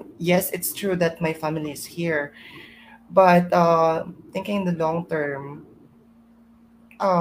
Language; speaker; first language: English; non-native, local second language; Iloko